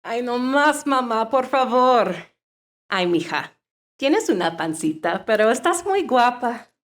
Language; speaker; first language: Spanish; early bilingual, other home language; English